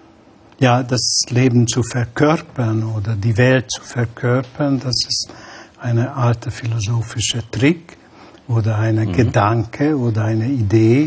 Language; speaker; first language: German; non-native, fluent; Hungarian